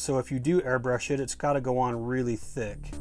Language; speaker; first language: English; native; English